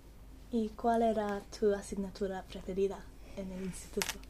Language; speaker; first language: Spanish; non-native, learner; English